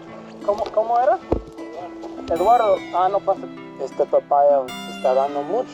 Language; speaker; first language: Spanish; non-native, fluent; English